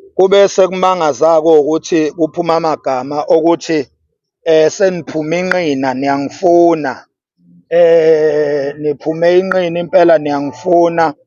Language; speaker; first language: Zulu; native; Zulu